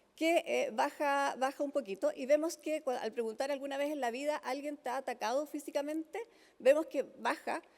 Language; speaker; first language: Spanish; native; Spanish